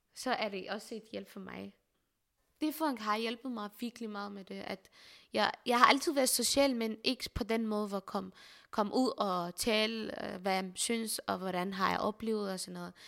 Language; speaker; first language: Danish; non-native, fluent; Arabic